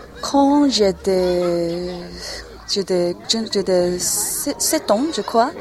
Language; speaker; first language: French; non-native, learner; Chinese